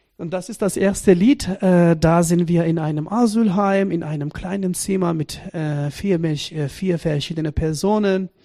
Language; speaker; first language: German; non-native, fluent; Persian